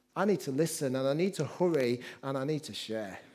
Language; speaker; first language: English; native; English